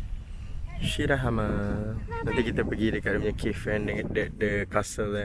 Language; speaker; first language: Malay; native; Malay